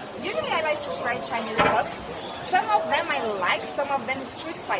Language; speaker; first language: English; non-native, fluent; Portuguese